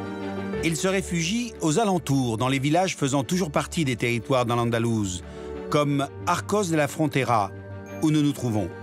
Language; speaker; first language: French; native; French